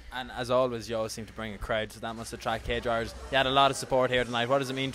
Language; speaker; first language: English; native; English